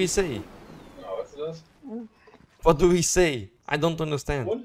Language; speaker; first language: English; non-native, learner; Dutch